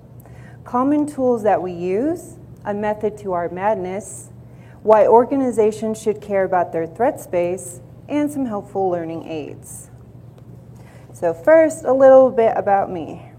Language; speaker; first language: English; native; English